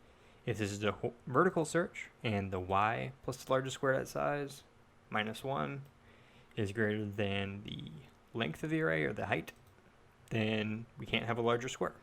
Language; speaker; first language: English; native; English